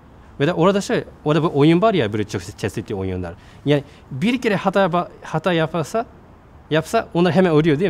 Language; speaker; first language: Turkish; non-native, fluent; Japanese